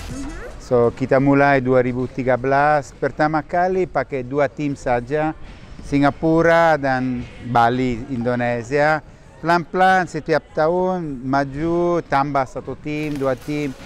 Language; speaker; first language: Indonesian; non-native, learner; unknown